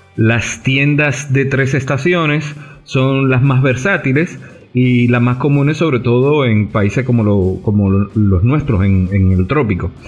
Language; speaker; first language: Spanish; native; Spanish